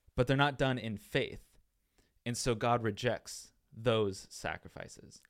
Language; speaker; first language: English; native; English